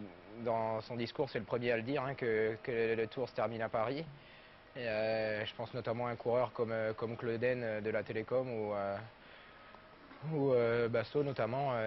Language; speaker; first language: French; native; French